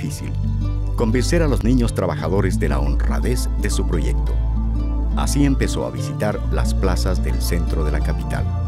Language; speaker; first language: Spanish; native; Spanish